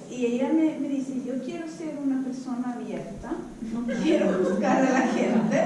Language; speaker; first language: Spanish; non-native, fluent; Swedish